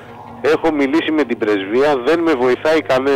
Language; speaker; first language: Greek; non-native, fluent; Bulgarian